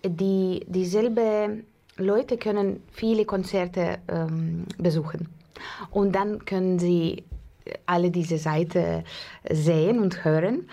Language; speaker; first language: German; non-native, fluent; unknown